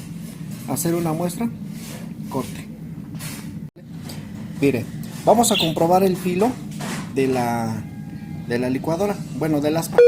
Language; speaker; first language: Spanish; native; Spanish